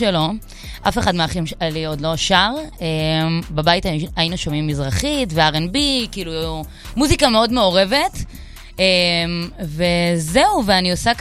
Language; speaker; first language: Hebrew; native; Hebrew